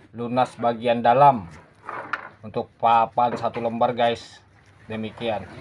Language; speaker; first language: Indonesian; non-native, local second language; Banjar